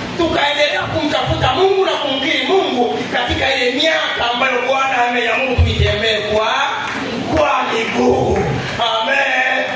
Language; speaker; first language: Swahili; non-native, local second language; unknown